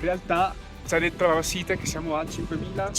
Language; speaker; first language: Italian; native; Italian